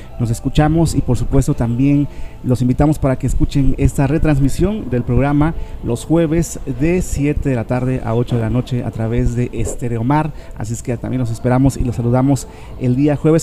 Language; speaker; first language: Spanish; native; Spanish